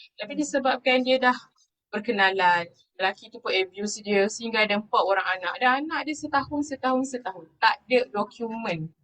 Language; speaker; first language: Malay; non-native, local second language; Tamil